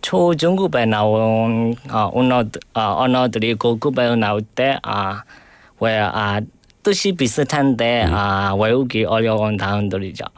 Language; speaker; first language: Korean; non-native, learner; Burmese